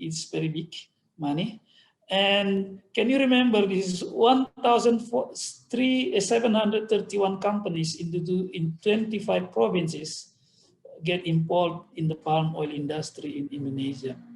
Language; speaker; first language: English; non-native, fluent; Indonesian